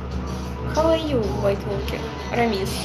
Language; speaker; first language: English; non-native, learner; Russian